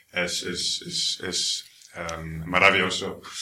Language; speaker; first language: Spanish; non-native, learner; English